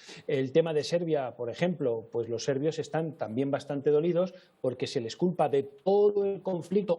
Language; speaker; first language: Spanish; native; Spanish